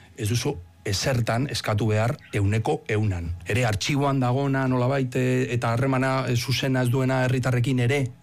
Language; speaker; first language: Basque; non-native, local second language; Spanish